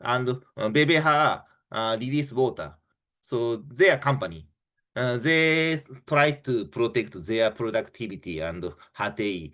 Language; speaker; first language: English; non-native, fluent; Japanese